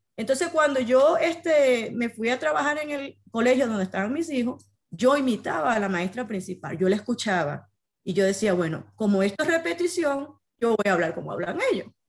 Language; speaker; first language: Spanish; native; Spanish